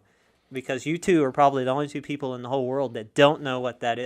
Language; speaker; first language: English; native; English